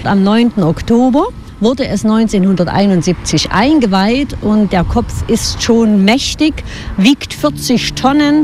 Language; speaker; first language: German; native; German